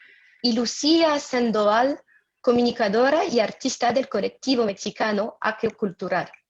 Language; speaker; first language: Spanish; non-native, fluent; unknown